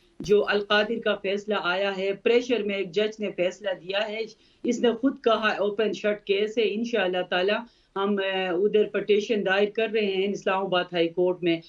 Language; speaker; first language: Urdu; non-native, local second language; Khowar